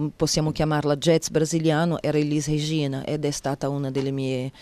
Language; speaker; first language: Italian; non-native, fluent; Portuguese